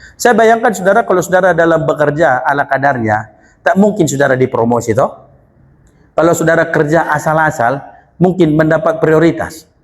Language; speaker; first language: Indonesian; non-native, local second language; Batak Toba